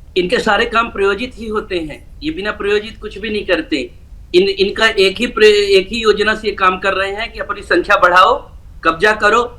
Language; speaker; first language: Hindi; native; Hindi